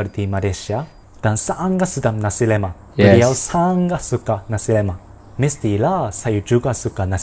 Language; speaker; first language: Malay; non-native, learner; Japanese